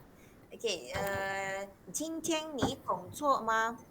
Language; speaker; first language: Chinese; non-native, local second language; Malay